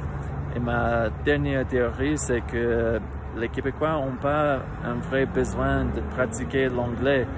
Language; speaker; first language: French; non-native, fluent; English